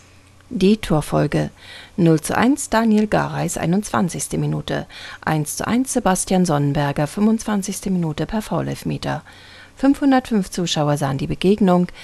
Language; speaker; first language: German; native; German